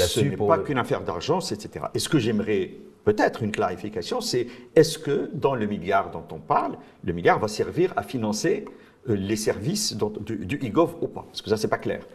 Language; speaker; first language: French; non-native, local second language; Arabic